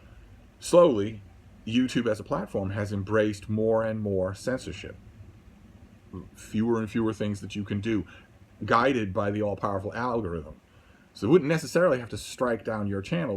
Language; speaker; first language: English; native; English